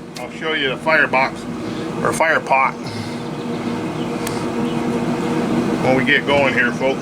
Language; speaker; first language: English; native; English